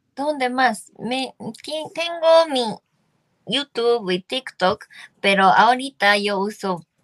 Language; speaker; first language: Spanish; non-native, fluent; Japanese